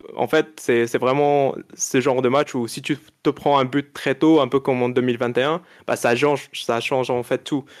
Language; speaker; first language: French; non-native, local second language; Arabic